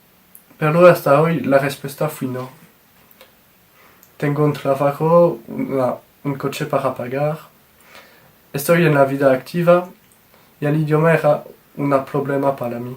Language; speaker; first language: Spanish; non-native, learner; French